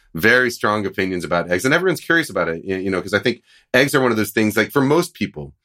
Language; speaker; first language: English; native; English